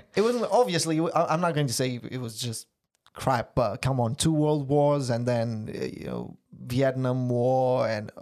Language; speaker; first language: English; non-native, fluent; Portuguese